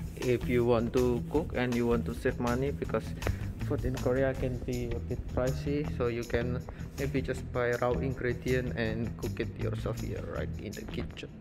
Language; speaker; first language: English; non-native, fluent; Indonesian